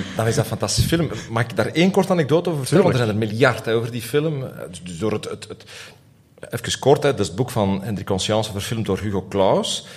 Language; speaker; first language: Dutch; native; Dutch